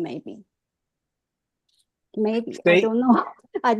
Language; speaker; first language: English; non-native, fluent; Chinese